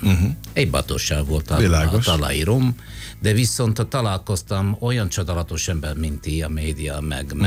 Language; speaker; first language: Hungarian; non-native, fluent; Italian